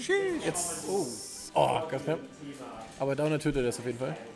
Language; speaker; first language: German; native; German